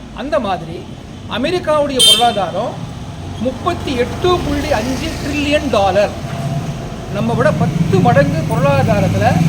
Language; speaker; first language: Tamil; non-native, local second language; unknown